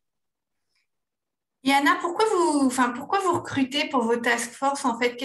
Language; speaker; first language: French; native; French